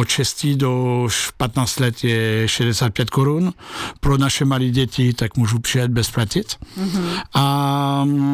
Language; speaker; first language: Czech; non-native, fluent; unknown